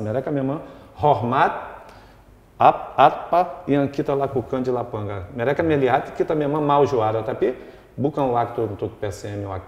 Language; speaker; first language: Indonesian; non-native, fluent; Portuguese